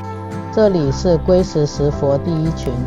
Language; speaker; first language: Chinese; native; Chinese